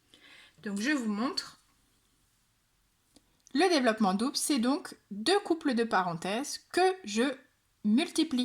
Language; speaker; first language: French; native; French